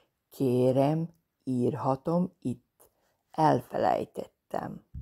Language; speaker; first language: Hungarian; non-native, fluent; Serbian